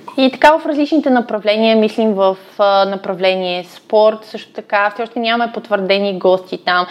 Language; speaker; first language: Bulgarian; native; Bulgarian